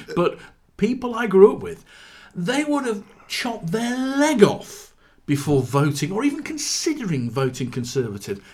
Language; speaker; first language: English; native; English